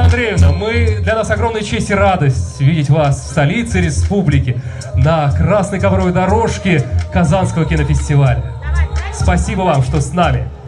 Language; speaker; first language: Russian; native; Russian